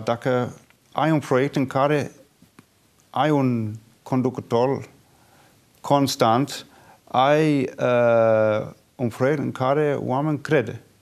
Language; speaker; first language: Romanian; non-native, fluent; English